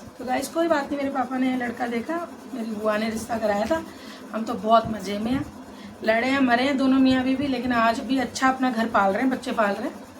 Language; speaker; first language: Hindi; native; Hindi